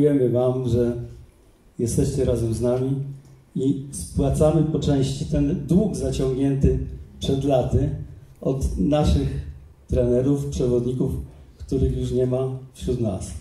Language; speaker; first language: Polish; native; Polish